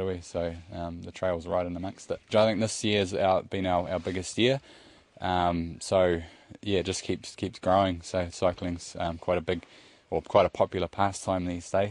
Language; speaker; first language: English; native; English